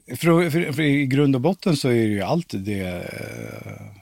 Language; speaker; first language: Swedish; native; Swedish